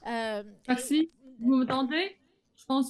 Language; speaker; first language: French; non-native, fluent; Chinese